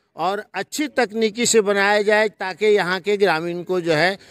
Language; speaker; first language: Hindi; native; Hindi